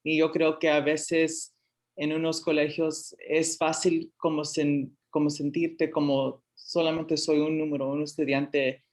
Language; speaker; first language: Spanish; early bilingual, heritage; Spanish